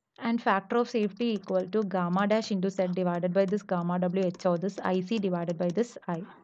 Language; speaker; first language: English; non-native, local second language; Malayalam